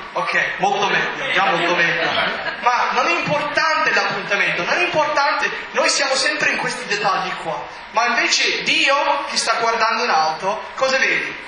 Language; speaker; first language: Italian; non-native, fluent; English